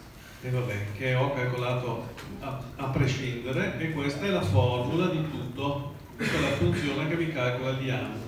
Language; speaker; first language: Italian; native; Italian